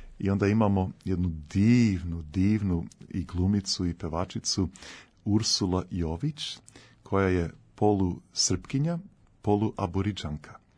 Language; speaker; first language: Serbian; early bilingual, heritage; Serbian